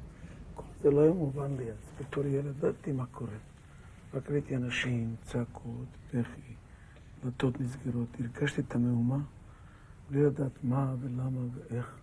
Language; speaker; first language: Hebrew; early bilingual, other home language; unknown